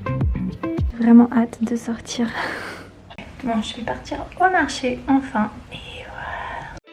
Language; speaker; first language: French; native; French